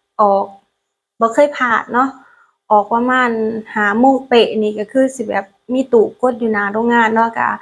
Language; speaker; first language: Thai; non-native, learner; Lao